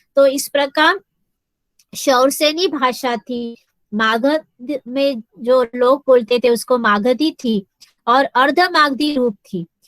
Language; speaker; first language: Hindi; non-native, local second language; Marathi